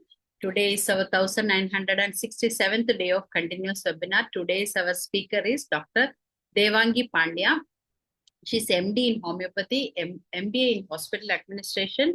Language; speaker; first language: English; non-native, local second language; Malayalam